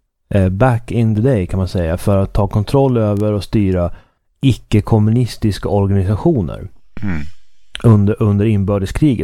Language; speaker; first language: Swedish; native; Swedish